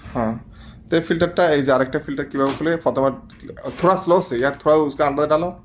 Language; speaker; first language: Hindi; non-native, local second language; Bangla